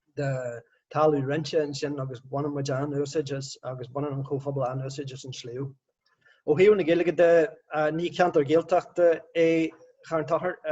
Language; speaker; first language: Irish; non-native, local second language; English